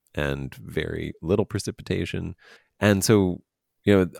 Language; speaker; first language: English; native; English